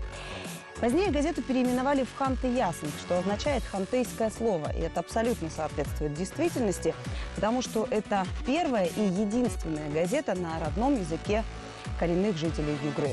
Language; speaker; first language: Russian; native; Russian